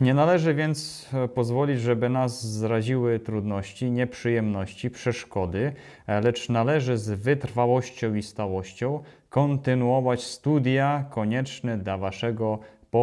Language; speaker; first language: Polish; non-native, fluent; Ukrainian